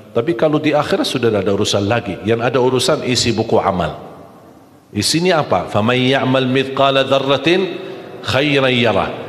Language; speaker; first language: Malay; non-native, fluent; Arabic